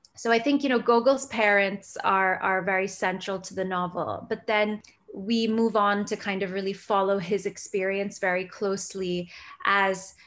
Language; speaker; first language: English; early bilingual, other home language; Gujarati